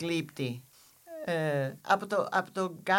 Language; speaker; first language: Greek; non-native, fluent; English